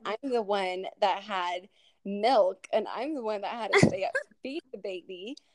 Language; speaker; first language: English; early bilingual, other home language; Spanish